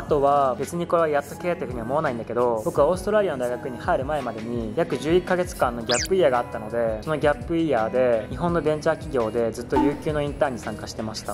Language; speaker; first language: Japanese; native; Japanese